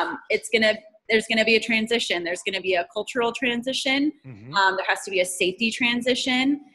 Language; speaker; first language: English; native; English